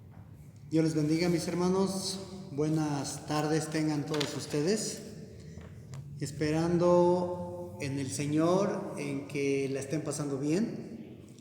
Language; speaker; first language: Spanish; native; Spanish